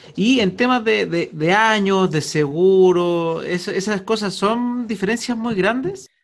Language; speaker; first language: Spanish; native; Spanish